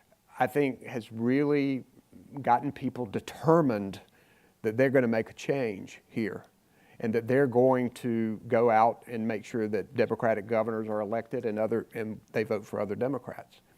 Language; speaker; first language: English; native; English